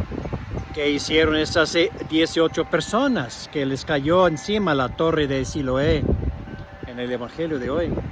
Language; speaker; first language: Spanish; non-native, fluent; English